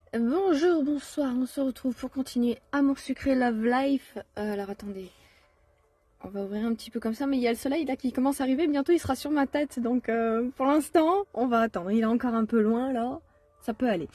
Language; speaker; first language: French; native; French